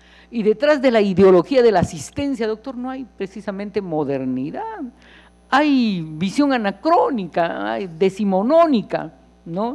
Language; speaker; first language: Spanish; native; Spanish